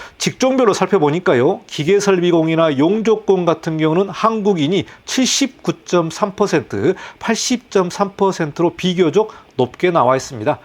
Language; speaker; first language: Korean; native; Korean